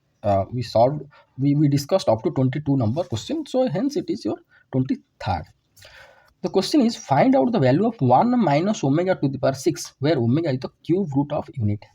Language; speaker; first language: English; non-native, local second language; Odia